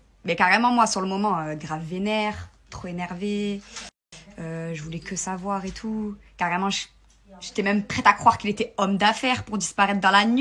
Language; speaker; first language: French; native; French